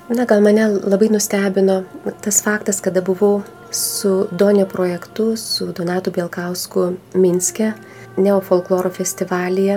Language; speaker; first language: Lithuanian; native; Lithuanian